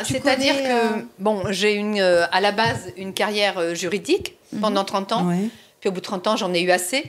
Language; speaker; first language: French; native; French